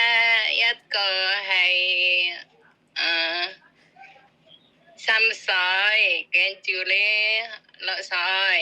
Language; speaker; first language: Cantonese; non-native, learner; Javanese